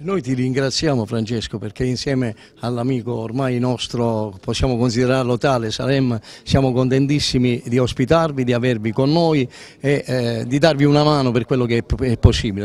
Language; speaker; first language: Italian; native; Italian